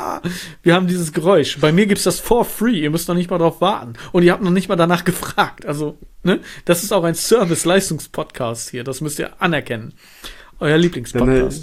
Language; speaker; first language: German; native; German